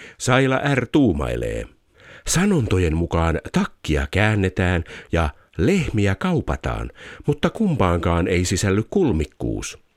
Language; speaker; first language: Finnish; native; Finnish